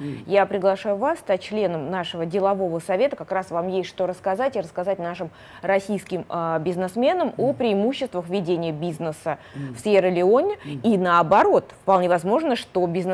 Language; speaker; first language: Russian; native; Russian